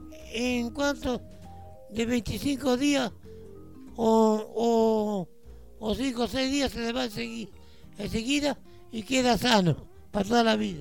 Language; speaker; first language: Spanish; native; Spanish